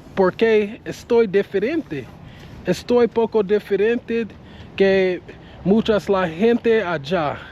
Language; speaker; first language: Spanish; non-native, learner; English